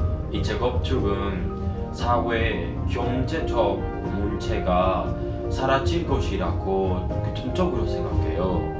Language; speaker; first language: Korean; non-native, learner; Spanish